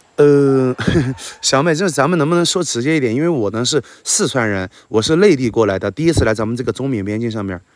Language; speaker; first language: Chinese; native; Chinese